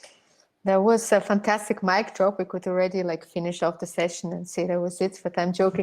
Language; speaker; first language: English; non-native, fluent; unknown